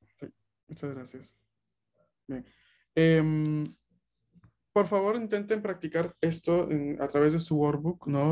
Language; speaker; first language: Spanish; native; Spanish